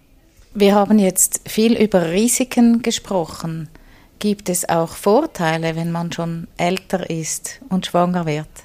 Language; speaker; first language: German; native; German